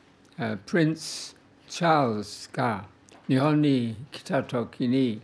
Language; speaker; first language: Japanese; non-native, fluent; English